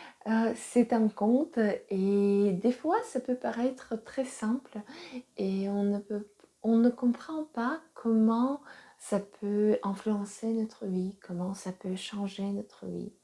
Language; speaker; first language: French; non-native, fluent; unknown